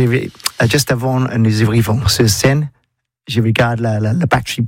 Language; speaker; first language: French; non-native, learner; English